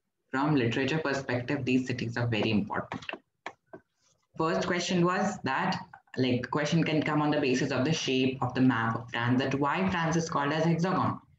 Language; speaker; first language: English; non-native, local second language; Hindi